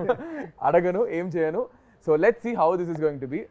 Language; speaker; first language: Telugu; native; Telugu